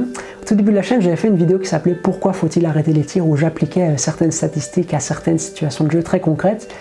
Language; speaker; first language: French; native; French